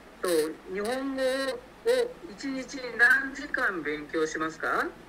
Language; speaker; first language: Japanese; native; Japanese